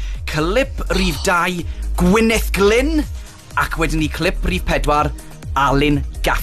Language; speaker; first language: Welsh; native; Welsh